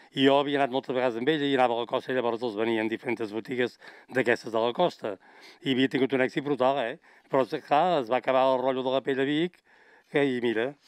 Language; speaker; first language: Catalan; native; Catalan